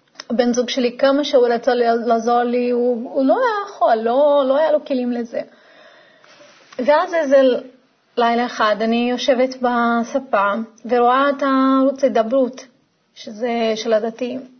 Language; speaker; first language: Hebrew; non-native, fluent; Portuguese